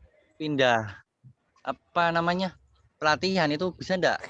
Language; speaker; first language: Indonesian; non-native, local second language; Javanese